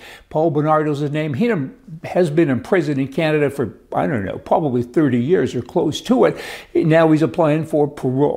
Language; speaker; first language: English; native; English